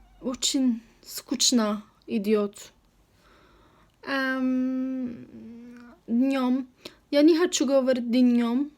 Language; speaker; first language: Russian; non-native, learner; Turkish